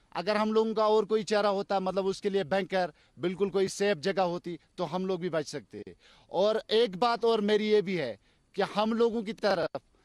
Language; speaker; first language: Hindi; non-native, local second language; Kashmiri